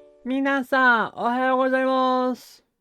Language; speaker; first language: Japanese; non-native, fluent; English